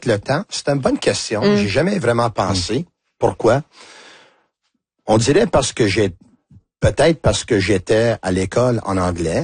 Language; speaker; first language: French; non-native, local second language; Italian